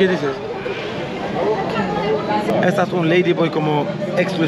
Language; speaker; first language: Spanish; non-native, learner; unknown